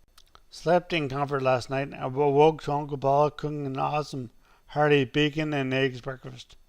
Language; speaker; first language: English; native; English